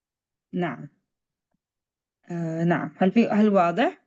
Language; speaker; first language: Arabic; non-native, fluent; Indonesian